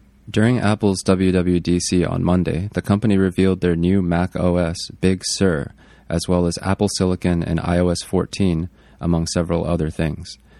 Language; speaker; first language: English; native; English